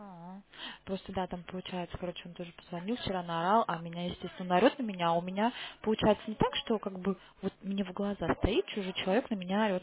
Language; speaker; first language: Russian; native; Russian